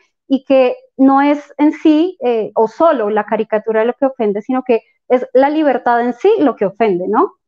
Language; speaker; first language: Spanish; native; Spanish